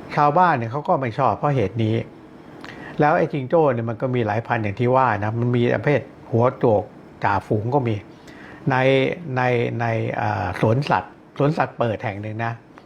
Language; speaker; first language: Thai; native; Thai